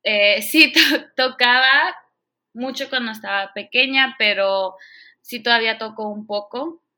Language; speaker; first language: Spanish; early bilingual, heritage; Spanish